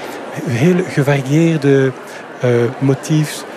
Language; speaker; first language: Dutch; non-native, fluent; French